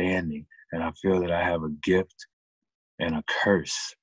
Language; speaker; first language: English; native; English